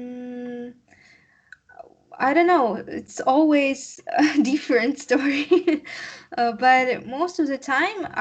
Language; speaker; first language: English; non-native, learner; Russian